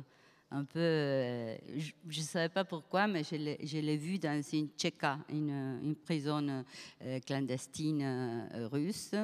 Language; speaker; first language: French; non-native, fluent; Spanish